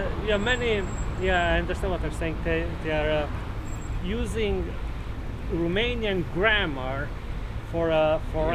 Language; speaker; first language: English; non-native, fluent; Romanian